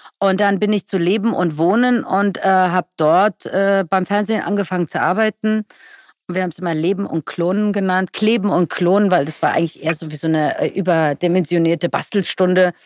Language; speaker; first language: German; early bilingual, other home language; Persian